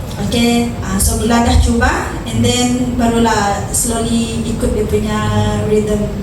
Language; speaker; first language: Malay; non-native, local second language; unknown